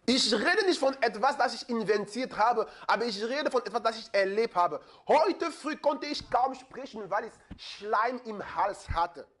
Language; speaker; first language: German; non-native, fluent; French